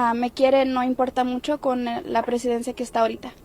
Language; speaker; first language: Spanish; early bilingual, heritage; Spanish